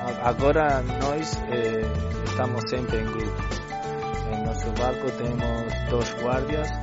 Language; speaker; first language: Portuguese; non-native, learner; Spanish